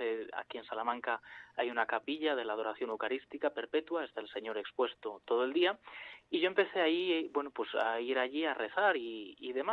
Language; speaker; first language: Spanish; native; Spanish